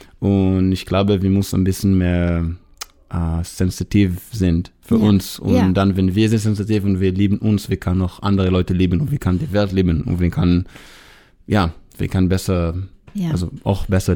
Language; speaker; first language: German; non-native, learner; Hebrew